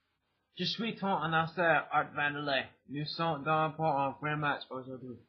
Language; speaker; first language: French; non-native, learner; English